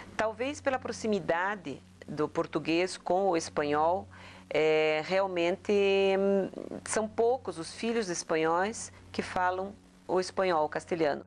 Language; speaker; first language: Portuguese; early bilingual, other home language; Spanish